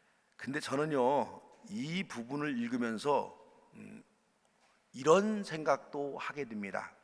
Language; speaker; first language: Korean; native; Korean